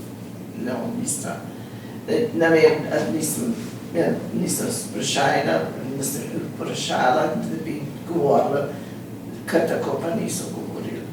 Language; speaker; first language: Slovenian; early bilingual, heritage; Slovenian